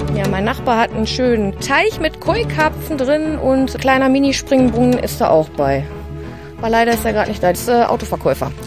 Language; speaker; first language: German; native; German